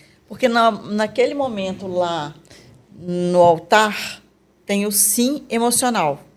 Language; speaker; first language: Portuguese; native; Portuguese